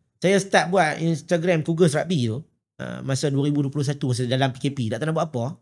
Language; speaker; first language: Malay; native; Malay